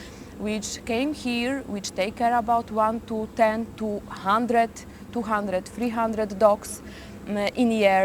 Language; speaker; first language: English; non-native, learner; Polish